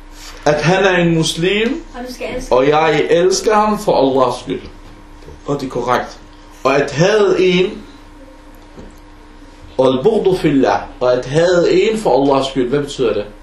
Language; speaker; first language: Danish; non-native, fluent; Arabic